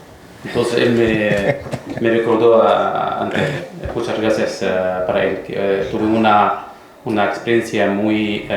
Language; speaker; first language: Spanish; non-native, fluent; Arabic